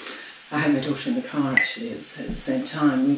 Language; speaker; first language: English; native; English